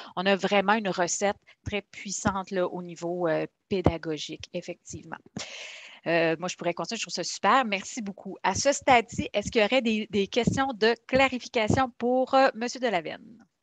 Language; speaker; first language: French; native; French